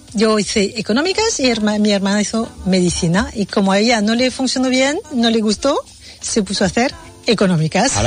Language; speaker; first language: Spanish; non-native, fluent; Vietnamese